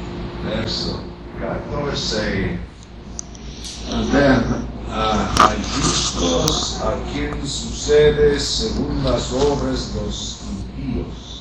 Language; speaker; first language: Spanish; non-native, learner; Portuguese